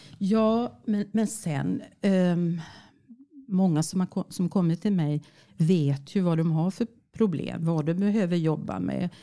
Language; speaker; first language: Swedish; native; Swedish